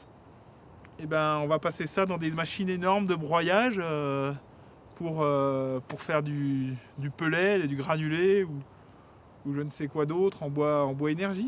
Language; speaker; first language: French; native; French